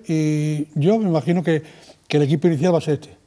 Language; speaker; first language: Spanish; native; Spanish